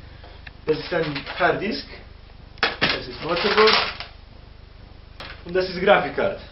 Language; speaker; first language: German; non-native, learner; Serbian